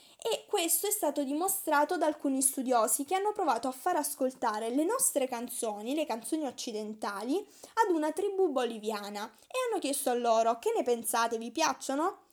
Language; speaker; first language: Italian; native; Italian